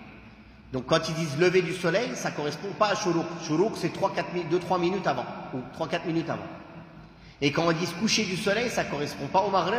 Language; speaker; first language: French; native; French